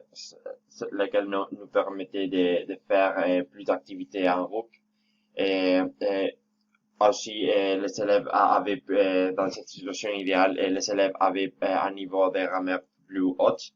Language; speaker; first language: French; non-native, fluent; Spanish